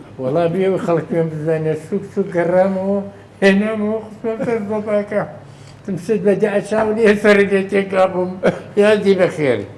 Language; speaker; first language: Central Kurdish; native; Central Kurdish